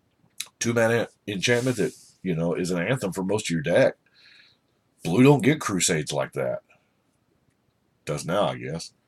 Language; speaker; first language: English; native; English